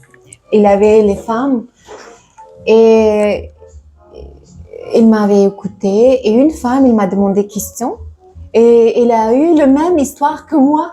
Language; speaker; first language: French; non-native, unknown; Tajik